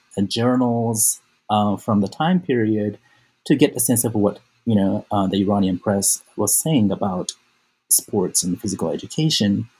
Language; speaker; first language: English; non-native, fluent; Japanese